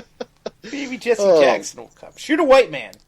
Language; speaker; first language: English; native; English